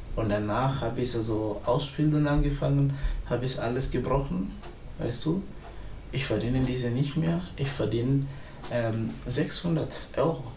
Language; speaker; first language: German; non-native, learner; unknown